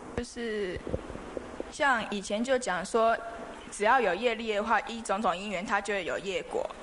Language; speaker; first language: Chinese; native; Chinese